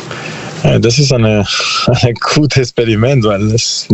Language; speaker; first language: German; non-native, learner; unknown